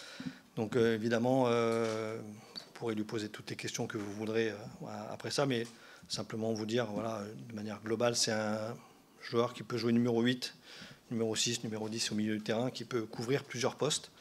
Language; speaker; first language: French; native; French